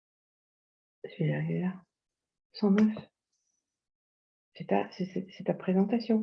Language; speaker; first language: French; native; French